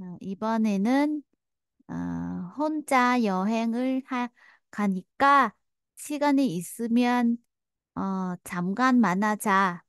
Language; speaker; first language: Korean; non-native, fluent; Vietnamese